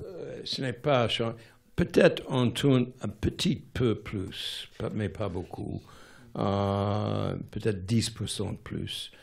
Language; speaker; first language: French; non-native, fluent; English